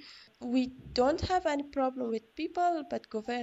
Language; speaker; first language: English; non-native, learner; Persian